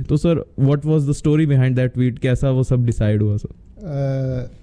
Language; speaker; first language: Hindi; native; Hindi